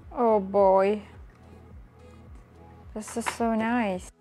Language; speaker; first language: English; non-native, fluent; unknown